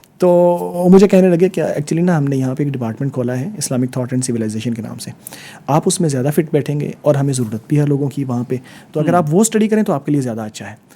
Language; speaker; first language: Urdu; native; Urdu